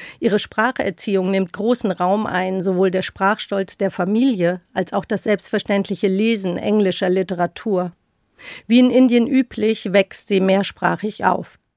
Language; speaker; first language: German; native; German